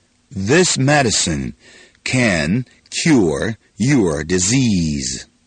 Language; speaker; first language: English; non-native, fluent; Chinese